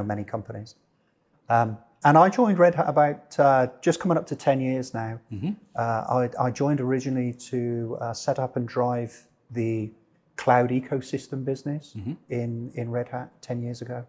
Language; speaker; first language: English; native; English